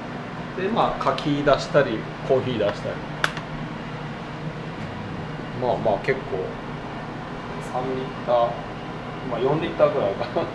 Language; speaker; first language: Japanese; native; Japanese